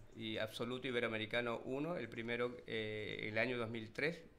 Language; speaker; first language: Spanish; native; Spanish